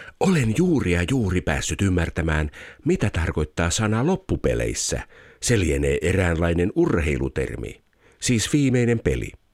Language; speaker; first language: Finnish; native; Finnish